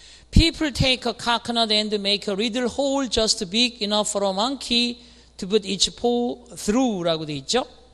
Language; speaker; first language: English; non-native, fluent; Korean